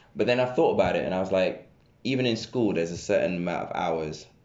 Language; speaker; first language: English; native; English